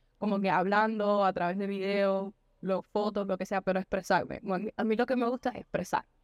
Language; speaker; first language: Spanish; early bilingual, heritage; Spanish